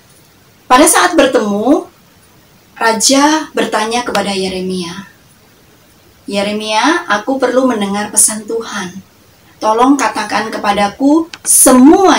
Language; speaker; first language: Indonesian; native; Indonesian